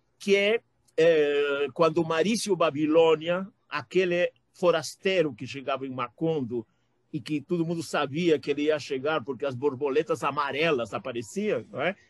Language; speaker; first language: Portuguese; non-native, fluent; Spanish